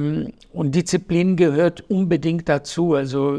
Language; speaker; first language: German; non-native, fluent; Portuguese